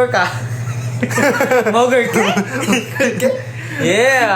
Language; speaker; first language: Korean; non-native, learner; Filipino